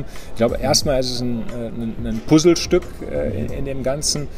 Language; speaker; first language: German; native; German